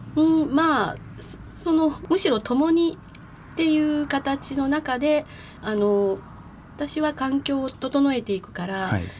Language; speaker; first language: Japanese; native; Japanese